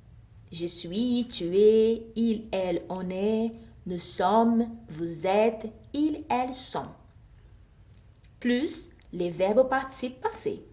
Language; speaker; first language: French; non-native, fluent; Portuguese